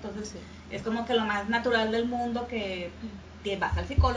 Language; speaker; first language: Spanish; native; Spanish